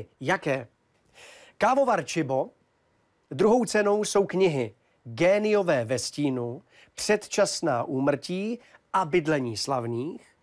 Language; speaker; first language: Czech; native; Czech